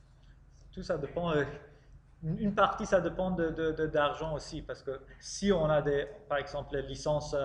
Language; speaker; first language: French; non-native, fluent; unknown